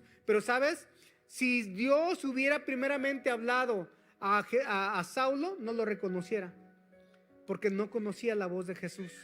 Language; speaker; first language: Spanish; native; Spanish